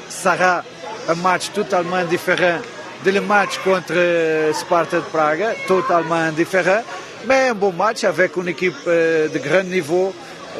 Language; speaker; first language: French; non-native, fluent; Portuguese